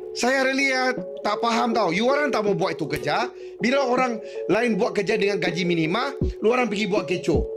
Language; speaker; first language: Malay; non-native, local second language; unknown